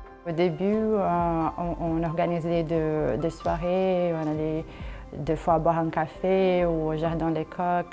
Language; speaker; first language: French; non-native, fluent; Portuguese